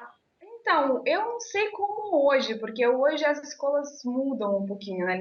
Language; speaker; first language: Portuguese; non-native, fluent; Russian